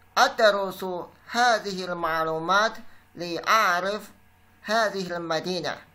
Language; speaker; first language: Arabic; non-native, learner; Chinese